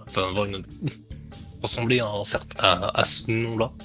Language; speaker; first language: French; native; French